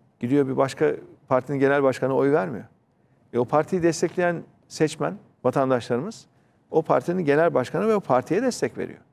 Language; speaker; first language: Turkish; native; Turkish